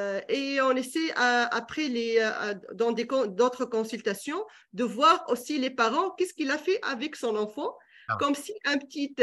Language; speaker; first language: French; non-native, local second language; Arabic